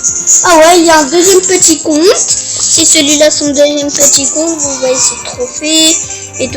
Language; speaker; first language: French; early bilingual, other home language; Romanian